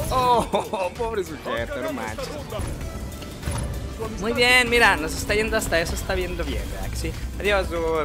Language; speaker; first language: Spanish; native; Spanish